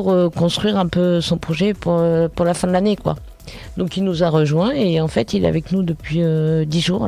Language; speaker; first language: French; native; French